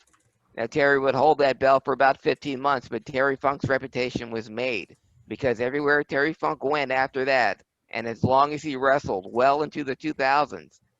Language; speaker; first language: English; native; English